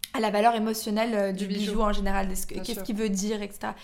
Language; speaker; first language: French; native; French